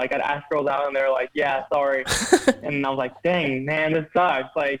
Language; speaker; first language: English; native; English